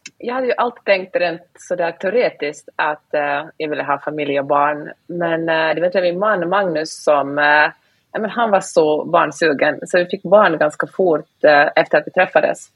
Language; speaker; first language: Swedish; native; Swedish